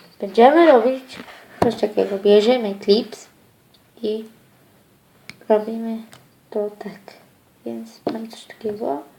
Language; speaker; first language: Polish; early bilingual, other home language; Ukrainian